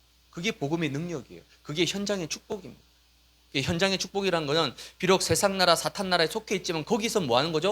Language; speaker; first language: Korean; native; Korean